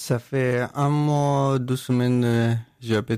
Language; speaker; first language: French; non-native, learner; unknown